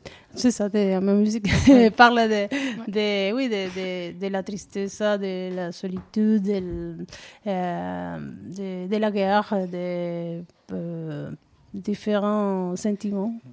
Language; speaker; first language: French; non-native, learner; Spanish